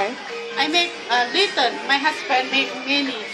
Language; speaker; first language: English; non-native, learner; Thai